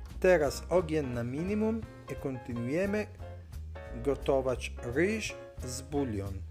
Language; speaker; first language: Polish; non-native, learner; Italian